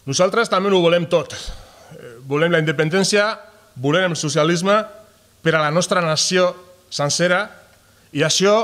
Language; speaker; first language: Catalan; non-native, learner; Spanish